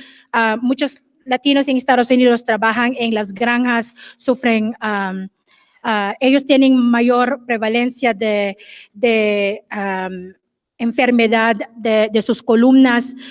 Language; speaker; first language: Spanish; non-native, fluent; English